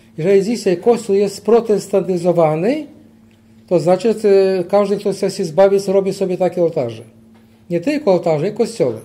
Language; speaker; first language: Polish; early bilingual, heritage; Polish